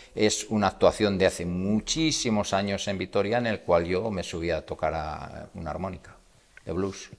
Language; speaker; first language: Spanish; native; Spanish